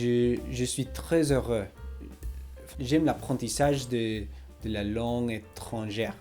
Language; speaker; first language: French; non-native, learner; English